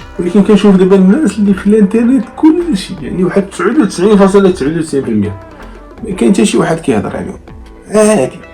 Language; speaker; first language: Arabic; native; Arabic